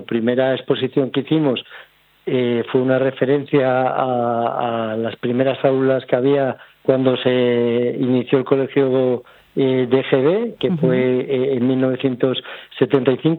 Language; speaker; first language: Spanish; native; Spanish